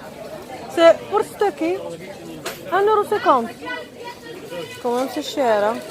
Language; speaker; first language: French; non-native, fluent; Arabic